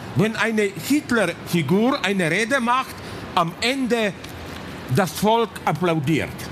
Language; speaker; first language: German; non-native, learner; Slovenian